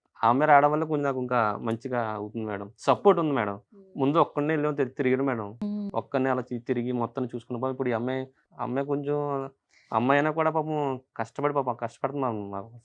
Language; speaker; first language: Telugu; non-native, local second language; Urdu